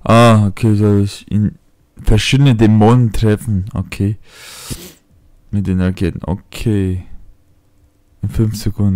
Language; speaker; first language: German; non-native, fluent; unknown